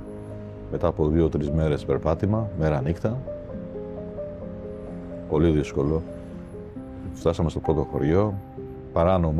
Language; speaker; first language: Greek; non-native, fluent; Albanian